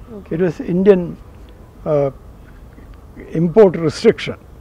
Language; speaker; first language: English; non-native, local second language; Malayalam